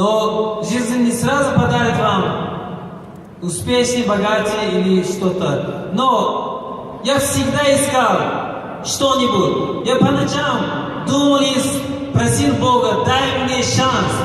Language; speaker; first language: Russian; non-native, local second language; Tajik